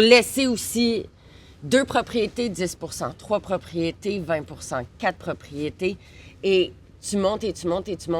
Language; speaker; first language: French; native; French